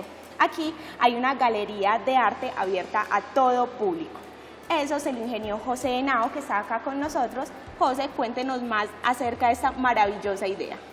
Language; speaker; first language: Spanish; native; Spanish